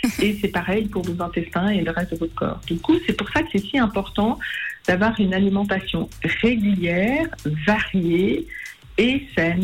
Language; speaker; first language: French; native; French